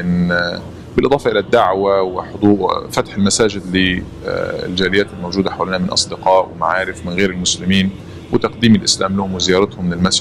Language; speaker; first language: Arabic; native; Arabic